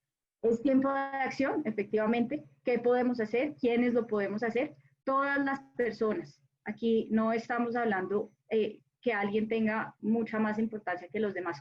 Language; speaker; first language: Spanish; native; Spanish